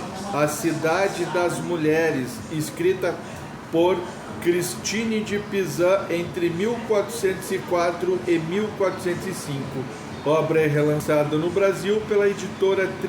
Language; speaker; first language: Portuguese; native; Portuguese